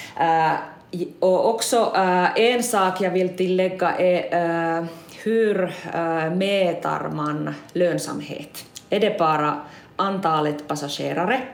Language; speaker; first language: Swedish; non-native, local second language; Finnish